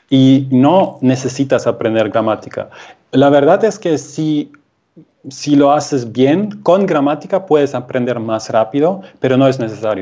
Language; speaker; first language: Spanish; non-native, fluent; German